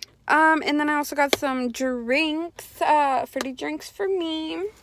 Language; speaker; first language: English; early bilingual, other home language; Spanish